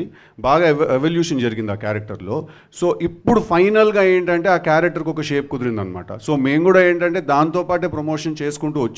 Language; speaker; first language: Telugu; native; Telugu